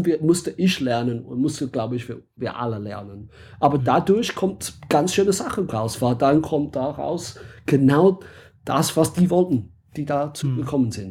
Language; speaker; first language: German; non-native, fluent; English